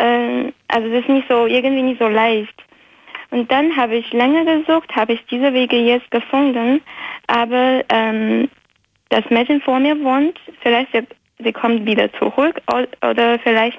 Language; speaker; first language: German; non-native, fluent; Chinese